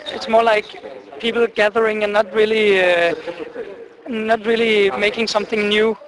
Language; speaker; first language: English; non-native, fluent; Danish